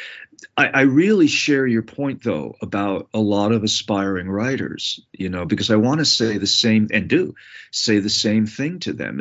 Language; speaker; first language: English; native; English